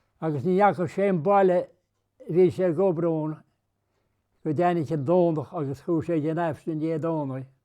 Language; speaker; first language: Irish; native; Irish